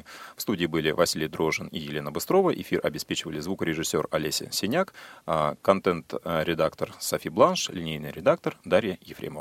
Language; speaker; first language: Russian; native; Russian